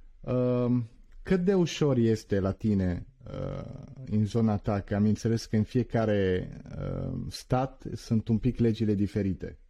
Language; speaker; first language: Romanian; early bilingual, heritage; Romanian